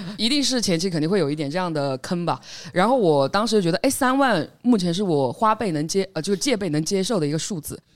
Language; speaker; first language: Chinese; native; Chinese